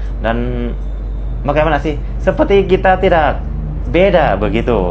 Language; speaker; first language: Indonesian; non-native, fluent; Lao